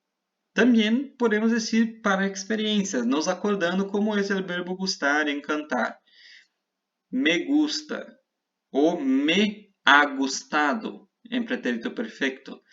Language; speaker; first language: Spanish; non-native, fluent; Portuguese